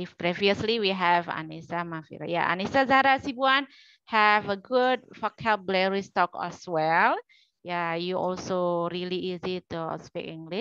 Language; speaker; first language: English; non-native, learner; Indonesian